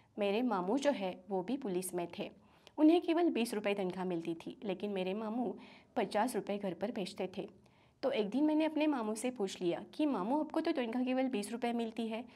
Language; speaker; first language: Hindi; non-native, local second language; Marathi